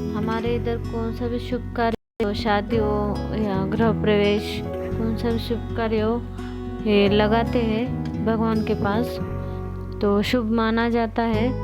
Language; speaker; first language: Hindi; non-native, local second language; Marathi